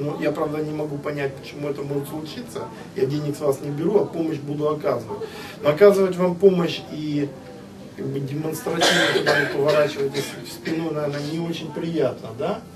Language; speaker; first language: Russian; native; Russian